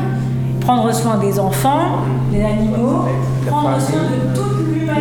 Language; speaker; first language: French; native; French